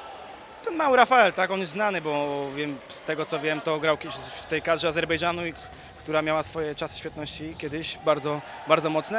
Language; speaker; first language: Polish; native; Polish